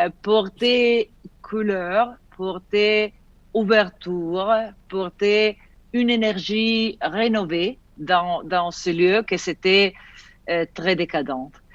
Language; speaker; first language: French; non-native, fluent; Italian